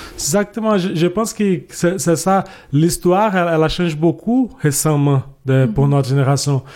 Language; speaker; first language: French; non-native, fluent; Portuguese